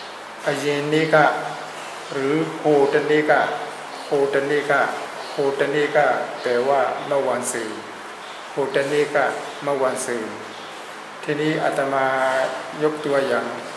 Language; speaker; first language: Thai; non-native, fluent; Burmese